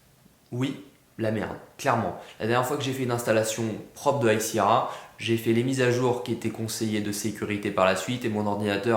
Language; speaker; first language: French; native; French